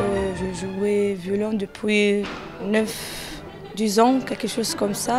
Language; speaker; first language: French; non-native, learner; Arabic